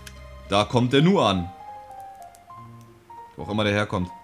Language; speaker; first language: German; native; German